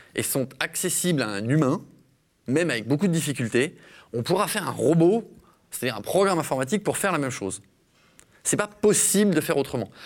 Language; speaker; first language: French; native; French